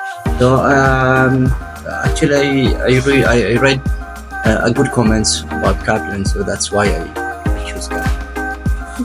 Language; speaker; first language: English; non-native, learner; Arabic